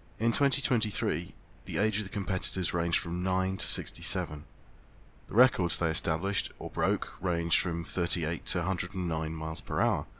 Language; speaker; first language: English; native; English